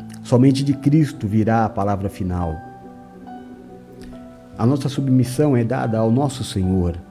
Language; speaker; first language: Portuguese; native; Portuguese